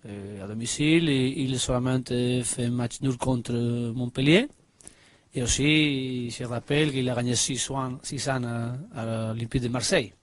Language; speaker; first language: French; non-native, learner; Spanish